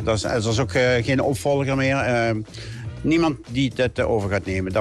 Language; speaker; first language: Dutch; native; Dutch